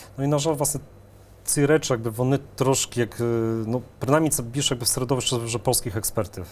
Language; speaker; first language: Ukrainian; early bilingual, heritage; Ukrainian